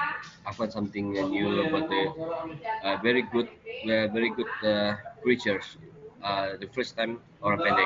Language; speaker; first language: English; non-native, learner; Indonesian